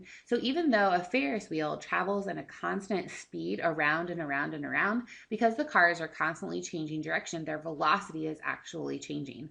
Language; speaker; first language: English; native; English